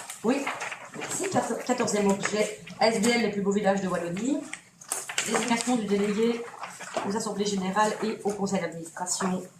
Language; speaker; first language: French; native; French